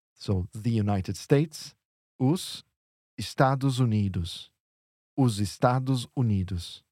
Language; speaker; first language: English; non-native, fluent; Portuguese